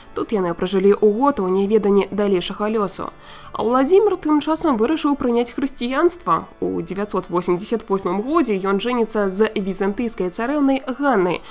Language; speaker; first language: Belarusian; native; Belarusian